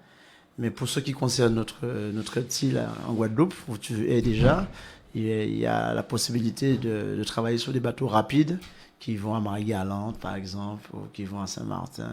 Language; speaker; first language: French; native; French